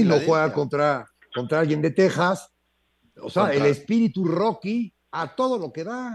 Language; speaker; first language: Spanish; native; Spanish